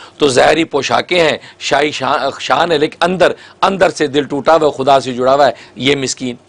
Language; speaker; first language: Hindi; non-native, local second language; Kashmiri